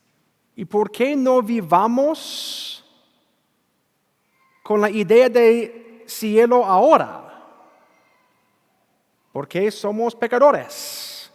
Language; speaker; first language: Spanish; non-native, learner; English